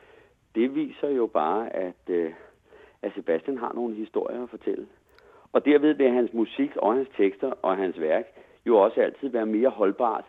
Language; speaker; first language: Danish; native; Danish